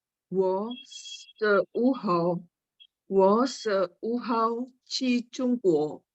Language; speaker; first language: Chinese; non-native, learner; Indonesian